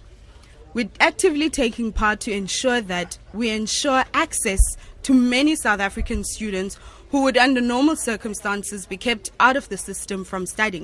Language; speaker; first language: English; non-native, local second language; Xhosa